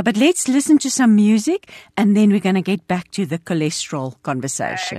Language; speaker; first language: English; non-native, local second language; Afrikaans